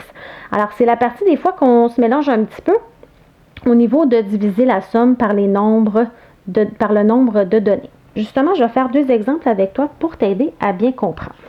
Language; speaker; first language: French; native; French